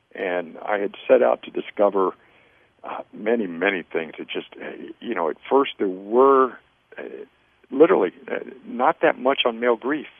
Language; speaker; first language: English; native; English